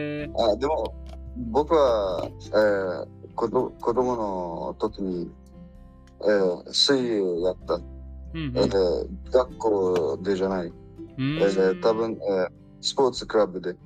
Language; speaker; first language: Japanese; non-native, learner; Arabic